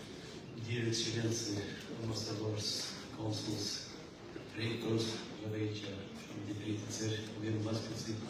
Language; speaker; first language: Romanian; non-native, local second language; Gagauz